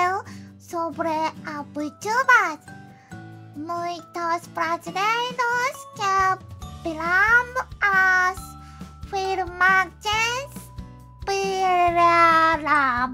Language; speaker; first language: Portuguese; non-native, learner; Japanese